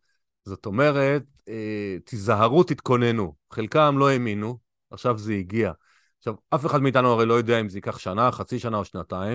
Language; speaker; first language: Hebrew; native; Hebrew